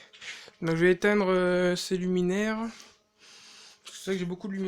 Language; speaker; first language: French; native; French